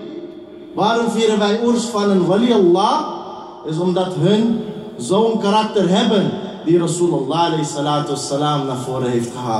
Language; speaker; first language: Dutch; early bilingual, heritage; Urdu